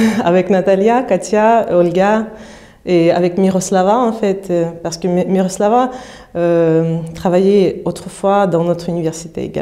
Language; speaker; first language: French; non-native, fluent; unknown